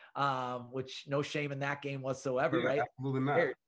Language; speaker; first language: English; native; English